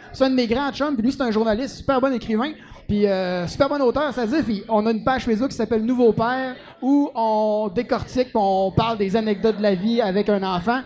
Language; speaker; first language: French; native; French